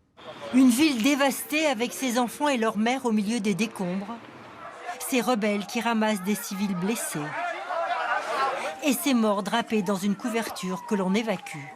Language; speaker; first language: French; native; French